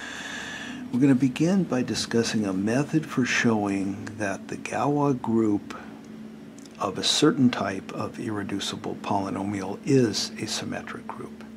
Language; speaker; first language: English; native; English